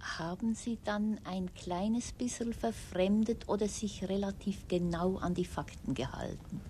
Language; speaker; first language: German; native; German